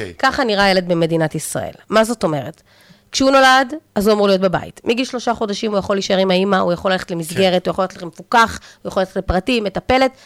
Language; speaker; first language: Hebrew; native; Hebrew